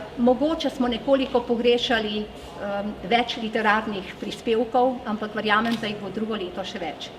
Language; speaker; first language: Slovenian; native; Slovenian